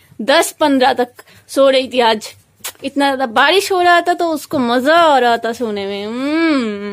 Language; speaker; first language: Hindi; non-native, local second language; Bangla